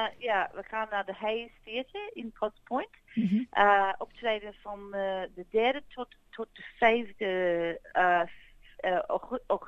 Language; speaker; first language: Dutch; early bilingual, heritage; English